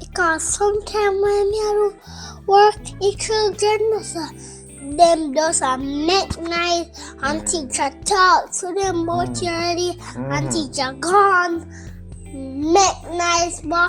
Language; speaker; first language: English; non-native, local second language; Jamaican Creole English